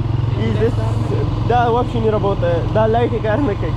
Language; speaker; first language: Russian; non-native, learner; Pashto